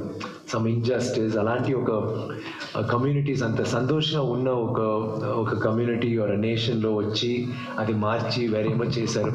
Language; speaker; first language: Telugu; non-native, learner; Tamil